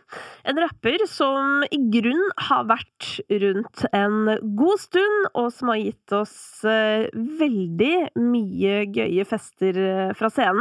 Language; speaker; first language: Norwegian; native; Norwegian